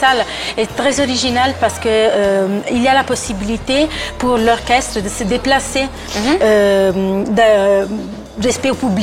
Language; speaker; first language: French; non-native, fluent; Italian